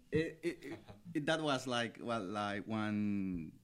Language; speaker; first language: English; non-native, learner; Spanish